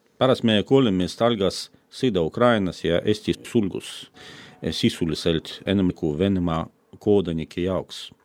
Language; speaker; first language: Estonian; non-native, fluent; Russian